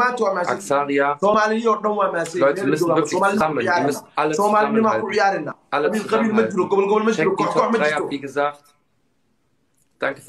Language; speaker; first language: German; early bilingual, other home language; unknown